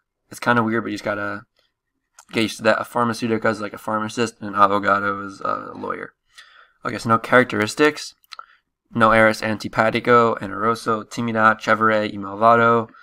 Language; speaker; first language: English; native; English